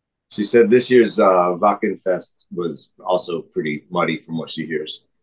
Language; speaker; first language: English; native; English